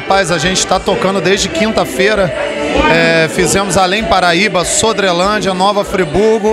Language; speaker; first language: Portuguese; native; Portuguese